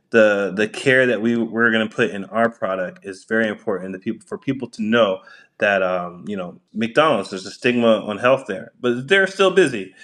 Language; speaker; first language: English; early bilingual, other home language; Japanese